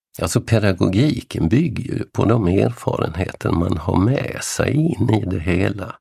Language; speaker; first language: Swedish; native; Swedish